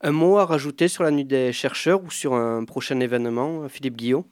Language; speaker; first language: French; native; French